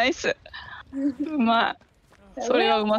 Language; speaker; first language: Japanese; native; Japanese